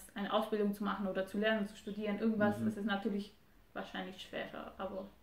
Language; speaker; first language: German; non-native, fluent; Romanian